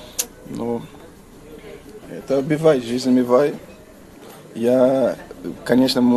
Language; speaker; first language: Russian; non-native, learner; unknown